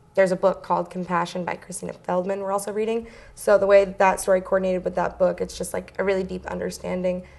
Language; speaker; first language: English; native; English